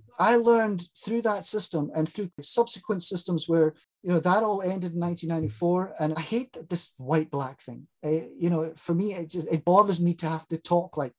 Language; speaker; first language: English; native; English